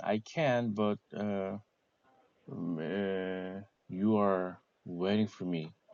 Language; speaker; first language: English; non-native, learner; Korean